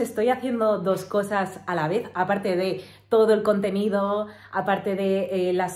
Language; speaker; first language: Spanish; native; Spanish